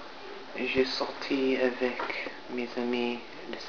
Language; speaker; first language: French; non-native, learner; English